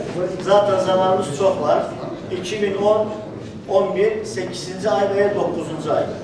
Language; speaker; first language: Turkish; native; Turkish